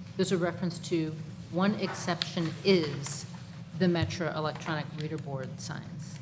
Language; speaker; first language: English; native; English